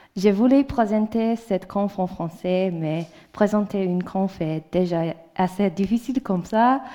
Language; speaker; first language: French; non-native, learner; English